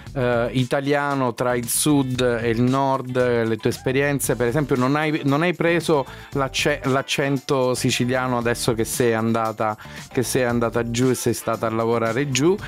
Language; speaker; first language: Italian; non-native, fluent; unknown